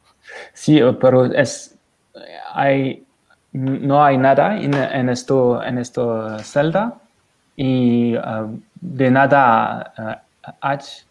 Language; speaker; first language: Spanish; non-native, learner; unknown